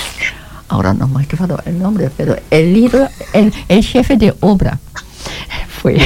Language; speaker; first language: Spanish; non-native, learner; German